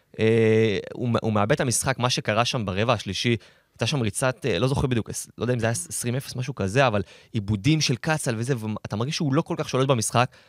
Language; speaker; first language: Hebrew; native; Hebrew